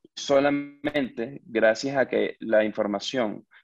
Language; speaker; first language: Spanish; native; Spanish